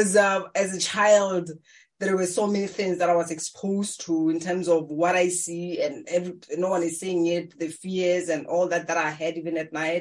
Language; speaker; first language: English; non-native, local second language; Tswana